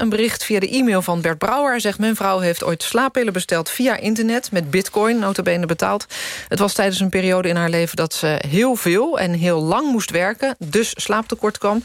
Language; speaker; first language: Dutch; native; Dutch